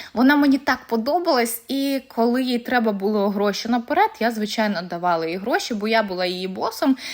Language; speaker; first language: Ukrainian; non-native, local second language; Russian